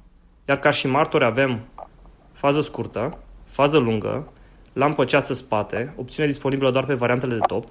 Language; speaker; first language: Romanian; native; Romanian